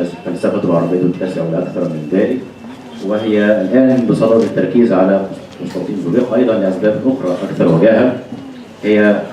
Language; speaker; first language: Arabic; native; Arabic